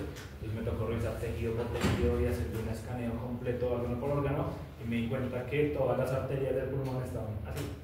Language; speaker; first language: Spanish; native; Spanish